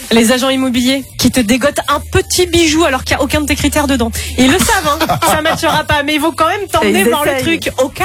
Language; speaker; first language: French; native; French